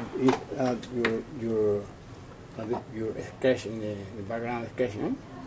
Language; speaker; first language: English; non-native, learner; Spanish